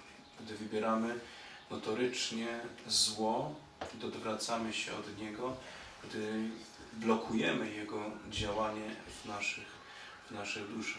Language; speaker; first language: Polish; native; Polish